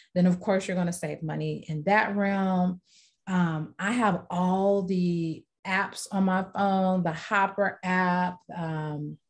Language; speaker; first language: English; native; English